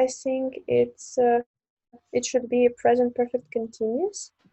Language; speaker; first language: English; non-native, fluent; Russian